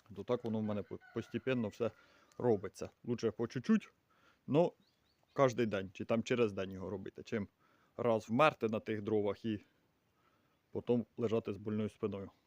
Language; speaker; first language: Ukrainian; native; Ukrainian